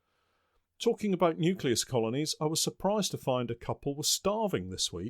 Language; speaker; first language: English; native; English